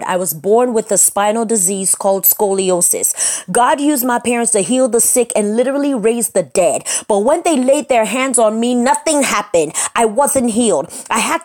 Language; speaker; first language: English; native; English